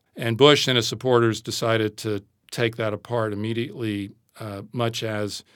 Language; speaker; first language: English; native; English